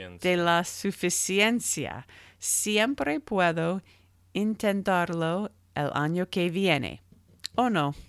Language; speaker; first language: Spanish; non-native, learner; English